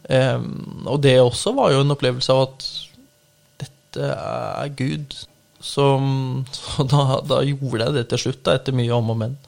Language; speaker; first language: Norwegian; native; Norwegian